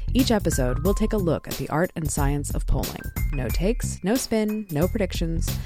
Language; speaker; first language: English; native; English